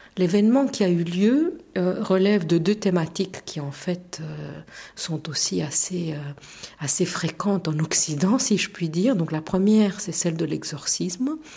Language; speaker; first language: French; non-native, fluent; Romanian